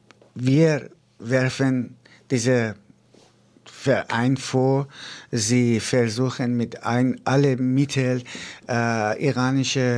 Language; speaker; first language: German; non-native, fluent; Persian